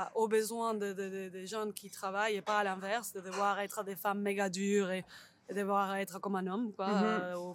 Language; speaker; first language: French; non-native, fluent; Spanish